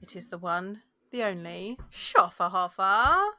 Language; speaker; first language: English; native; English